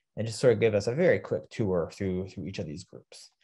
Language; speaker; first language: English; native; English